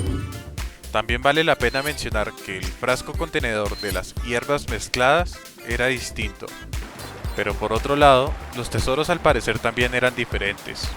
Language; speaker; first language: Spanish; native; Spanish